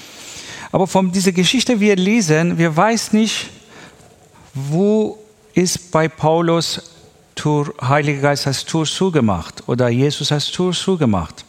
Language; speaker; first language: German; non-native, learner; Persian